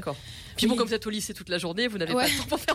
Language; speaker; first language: French; native; French